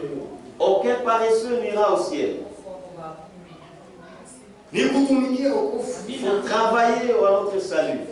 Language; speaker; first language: French; non-native, local second language; Swahili